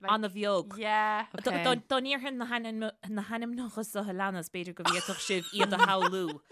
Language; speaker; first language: Irish; native; Irish